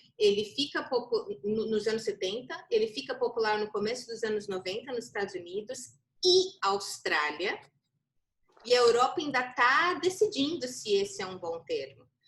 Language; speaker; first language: Portuguese; native; Portuguese